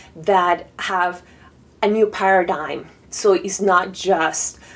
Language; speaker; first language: English; non-native, fluent; Spanish